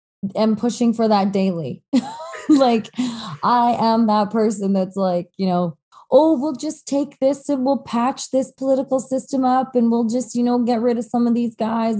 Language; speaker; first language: English; native; English